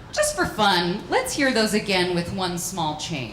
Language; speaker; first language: English; native; English